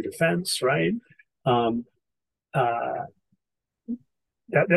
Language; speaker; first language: English; native; English